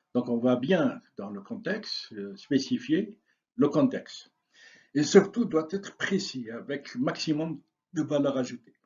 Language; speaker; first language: French; non-native, local second language; Arabic